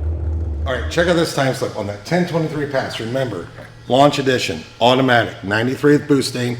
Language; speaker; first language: English; native; English